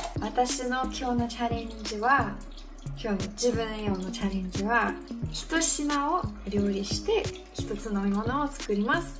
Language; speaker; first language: Japanese; non-native, fluent; English